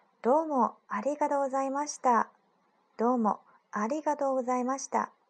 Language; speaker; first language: Japanese; non-native, fluent; Chinese